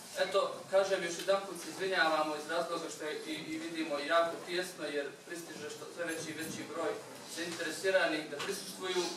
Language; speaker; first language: Bosnian; native; Bosnian